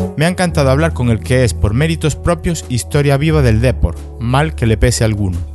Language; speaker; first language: Spanish; native; Spanish